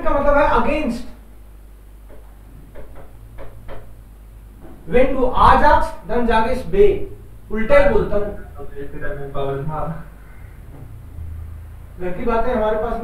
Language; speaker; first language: Hindi; native; Hindi